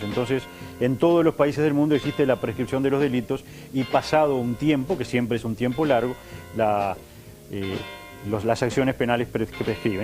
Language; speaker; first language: Spanish; native; Spanish